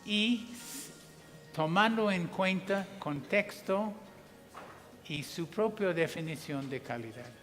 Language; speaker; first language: Spanish; non-native, fluent; English